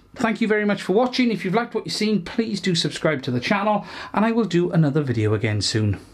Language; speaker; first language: English; native; English